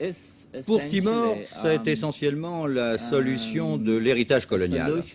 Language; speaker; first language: French; native; French